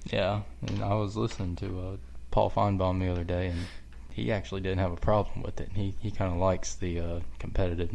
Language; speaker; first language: English; native; English